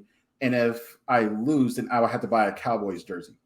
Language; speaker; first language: English; native; English